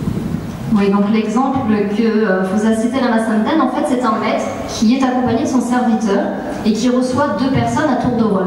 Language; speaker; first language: French; native; French